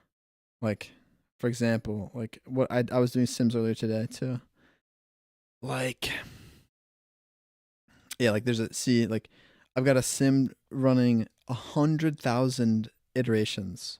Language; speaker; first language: English; native; English